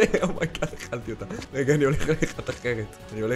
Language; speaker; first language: Hebrew; native; Hebrew